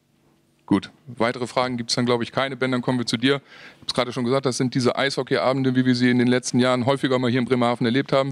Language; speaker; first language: German; native; German